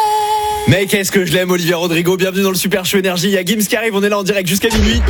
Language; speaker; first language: French; native; French